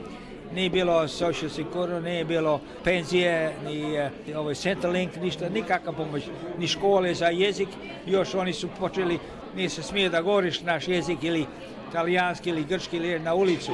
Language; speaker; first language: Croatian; early bilingual, heritage; Serbian